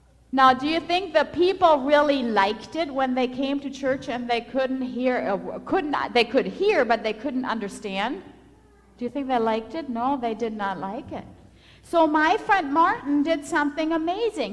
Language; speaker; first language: English; native; English